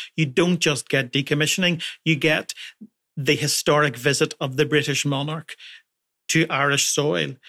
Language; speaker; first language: English; native; English